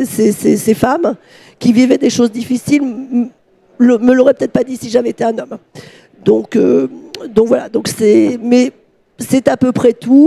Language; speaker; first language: French; native; French